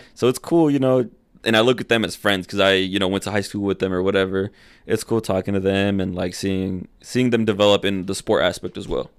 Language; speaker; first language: English; early bilingual, other home language; Spanish